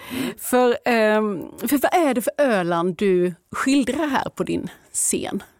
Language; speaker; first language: Swedish; native; Swedish